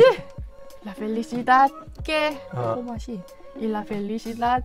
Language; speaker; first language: Spanish; non-native, learner; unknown